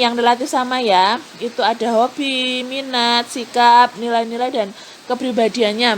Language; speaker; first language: Indonesian; native; Indonesian